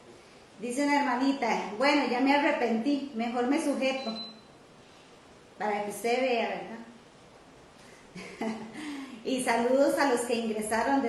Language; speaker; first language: Spanish; native; Spanish